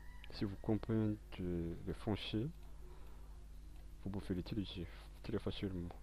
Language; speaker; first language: French; non-native, local second language; Malagasy